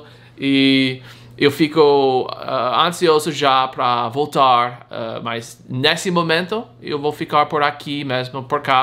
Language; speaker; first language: Portuguese; non-native, fluent; English